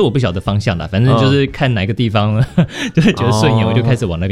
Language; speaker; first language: Chinese; native; Chinese